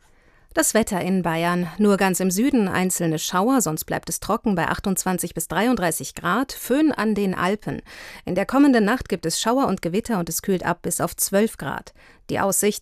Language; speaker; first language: German; native; German